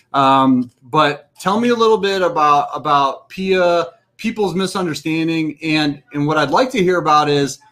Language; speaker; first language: English; native; English